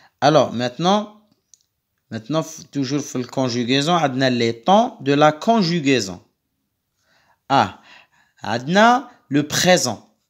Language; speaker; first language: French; non-native, local second language; Arabic